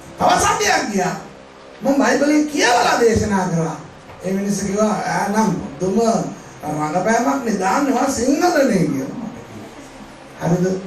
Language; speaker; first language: Sinhala; non-native, local second language; Tamil